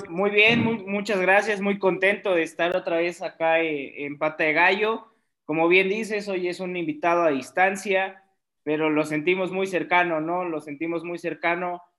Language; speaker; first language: Spanish; native; Spanish